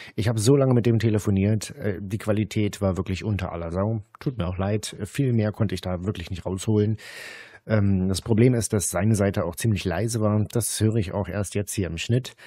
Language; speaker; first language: German; native; German